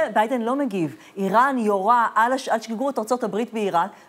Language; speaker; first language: Hebrew; non-native, fluent; Persian